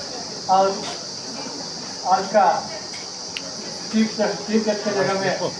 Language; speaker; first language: Hindi; non-native, local second language; Telugu